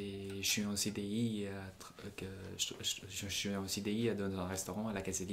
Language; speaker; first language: French; non-native, fluent; Punjabi